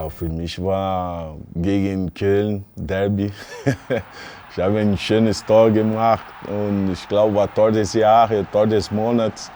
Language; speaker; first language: German; non-native, fluent; Portuguese